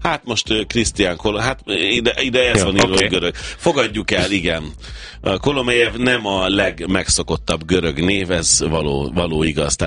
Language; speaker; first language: Hungarian; native; Hungarian